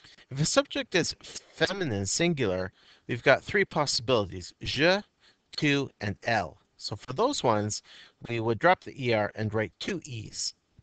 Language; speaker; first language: English; native; English